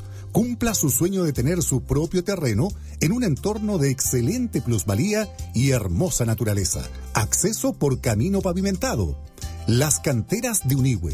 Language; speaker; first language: Spanish; native; Spanish